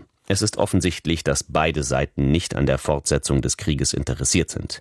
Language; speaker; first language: German; native; German